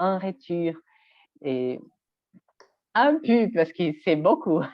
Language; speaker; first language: French; non-native, learner; Spanish